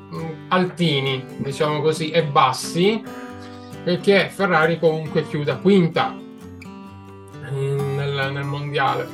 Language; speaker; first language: Italian; native; Italian